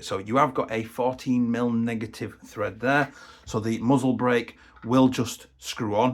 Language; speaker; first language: English; native; English